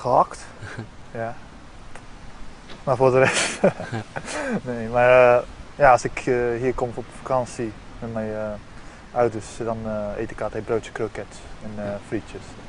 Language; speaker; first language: Dutch; early bilingual, heritage; Dutch